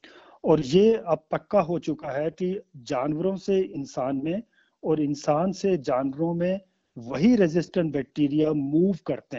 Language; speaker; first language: Hindi; native; Hindi